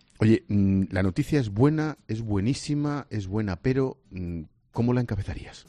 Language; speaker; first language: Spanish; native; Spanish